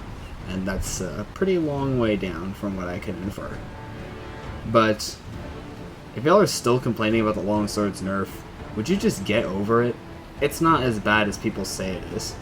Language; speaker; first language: English; native; English